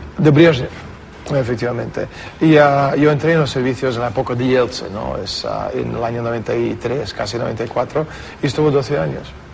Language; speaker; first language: Spanish; non-native, fluent; Russian